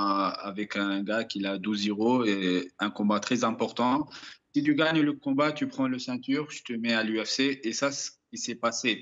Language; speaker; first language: French; non-native, fluent; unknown